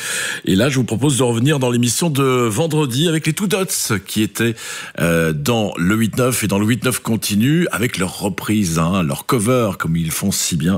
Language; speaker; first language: French; native; French